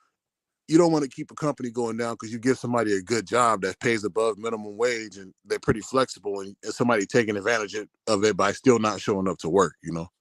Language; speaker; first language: English; native; English